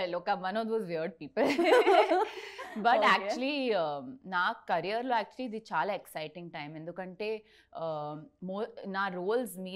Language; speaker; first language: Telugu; non-native, learner; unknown